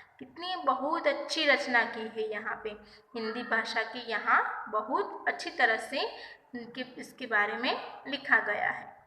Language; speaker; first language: Hindi; non-native, local second language; Gujarati